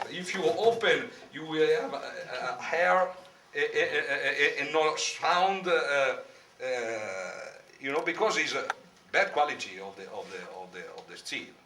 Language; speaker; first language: English; non-native, learner; Italian